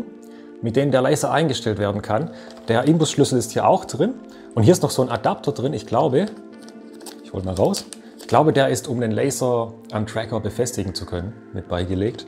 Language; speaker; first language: German; native; German